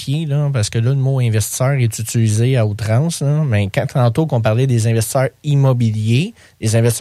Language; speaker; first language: French; native; French